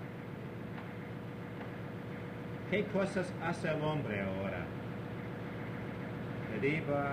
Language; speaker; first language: Spanish; non-native, learner; English